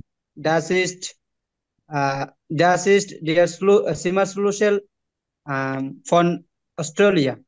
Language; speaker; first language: German; non-native, learner; Bangla